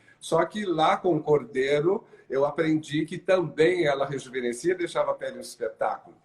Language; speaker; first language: Portuguese; native; Portuguese